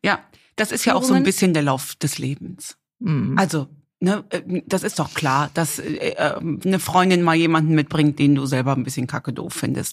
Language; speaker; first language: German; native; German